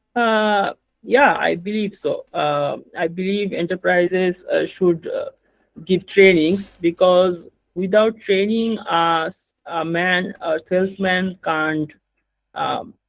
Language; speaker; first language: English; non-native, learner; Bangla